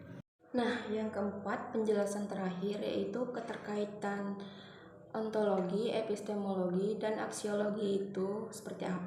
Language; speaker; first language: Indonesian; native; Indonesian